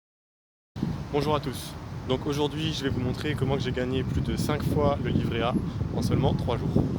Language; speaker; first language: French; native; French